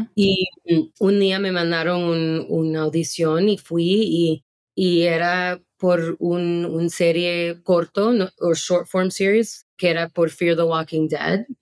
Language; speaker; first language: Spanish; early bilingual, heritage; Spanish